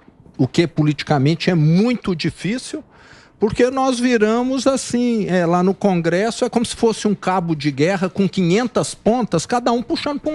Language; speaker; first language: Portuguese; native; Portuguese